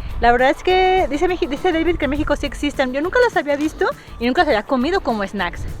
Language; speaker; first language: Spanish; native; Spanish